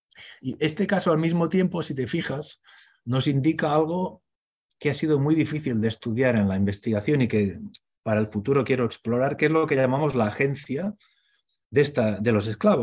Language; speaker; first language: Spanish; non-native, local second language; Catalan